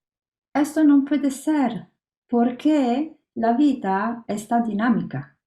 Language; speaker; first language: Spanish; non-native, learner; Italian